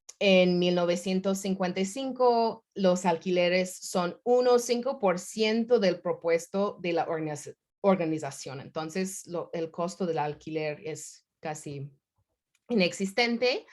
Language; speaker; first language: Spanish; non-native, fluent; English